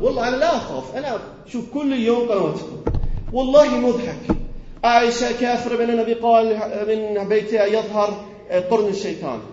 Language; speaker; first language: Arabic; non-native, learner; Persian